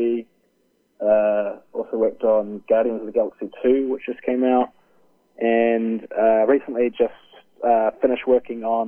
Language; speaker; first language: English; native; English